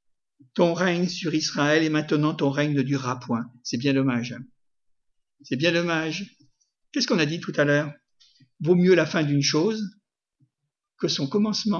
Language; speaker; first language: French; native; French